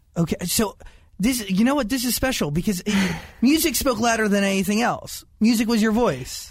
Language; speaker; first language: English; native; English